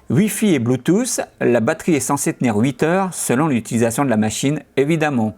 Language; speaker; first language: French; native; French